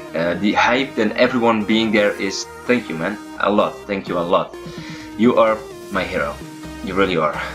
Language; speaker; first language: English; non-native, fluent; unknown